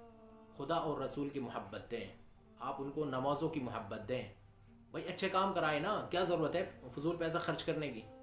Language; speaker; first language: Urdu; native; Urdu